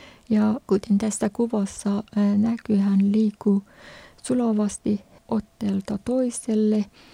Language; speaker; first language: Finnish; non-native, fluent; Persian